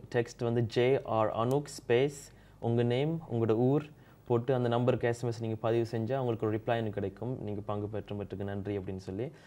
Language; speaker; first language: Tamil; early bilingual, heritage; Tamil